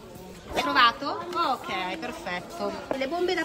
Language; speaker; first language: Italian; native; Italian